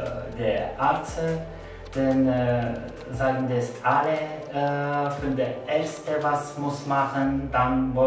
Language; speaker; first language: German; non-native, learner; Turkish